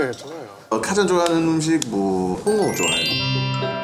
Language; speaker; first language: Korean; non-native, learner; English